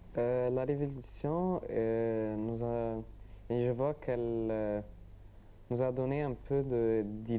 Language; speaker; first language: French; non-native, learner; Arabic